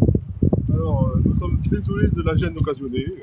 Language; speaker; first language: French; native; French